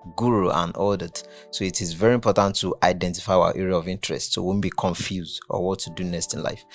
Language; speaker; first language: English; non-native, local second language; Yoruba